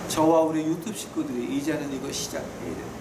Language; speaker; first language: Korean; native; Korean